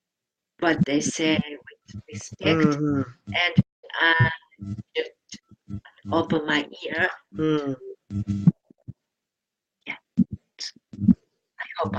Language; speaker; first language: English; non-native, learner; Japanese